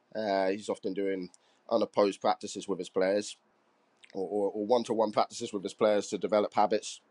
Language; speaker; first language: English; native; English